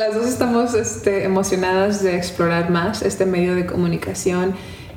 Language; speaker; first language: Spanish; early bilingual, other home language; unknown